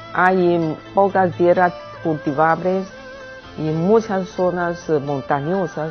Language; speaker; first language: Spanish; non-native, fluent; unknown